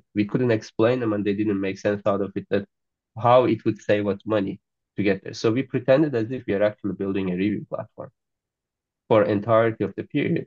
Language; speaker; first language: English; non-native, fluent; Azerbaijani